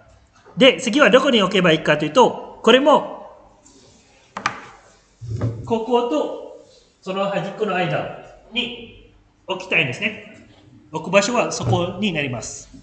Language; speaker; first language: Japanese; non-native, fluent; Malay